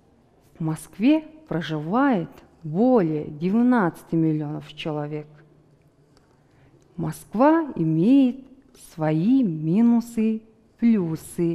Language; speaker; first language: Russian; non-native, fluent; Mongolian